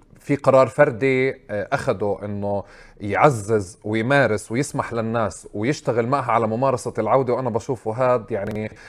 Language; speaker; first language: Arabic; native; Arabic